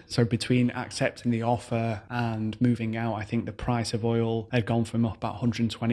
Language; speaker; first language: English; native; English